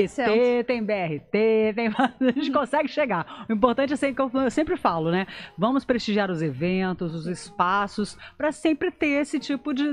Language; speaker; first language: Portuguese; native; Portuguese